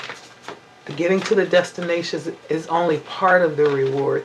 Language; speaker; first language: English; native; English